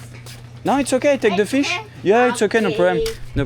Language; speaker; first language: English; non-native, learner; French